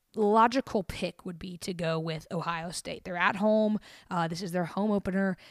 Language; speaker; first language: English; native; English